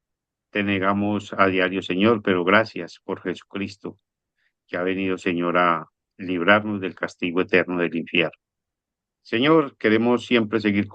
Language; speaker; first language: Spanish; native; Spanish